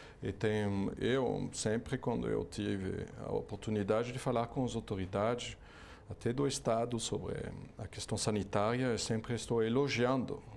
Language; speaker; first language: Portuguese; non-native, fluent; French